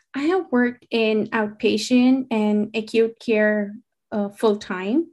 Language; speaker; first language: English; non-native, local second language; Hindi